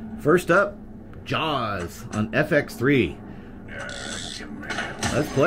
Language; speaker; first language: English; native; English